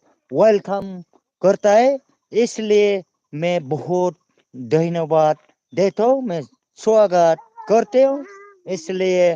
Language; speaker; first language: Hindi; non-native, local second language; Bodo